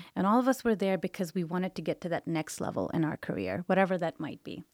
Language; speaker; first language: English; non-native, local second language; Urdu